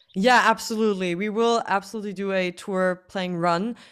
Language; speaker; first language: English; non-native, fluent; German